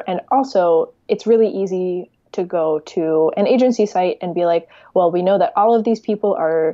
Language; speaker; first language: English; native; English